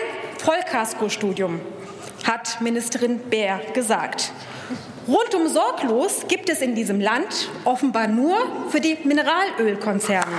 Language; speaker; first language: German; early bilingual, other home language; Turkish